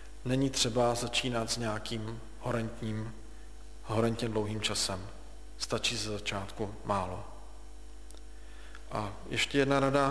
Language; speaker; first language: Czech; native; Czech